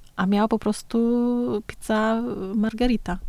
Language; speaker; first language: Polish; early bilingual, other home language; Vietnamese